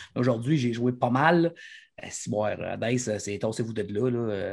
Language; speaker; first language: French; native; French